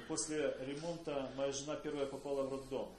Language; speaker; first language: Polish; non-native, learner; Russian